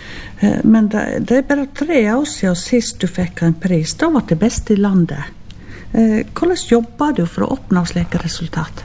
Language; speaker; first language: Norwegian; native; Norwegian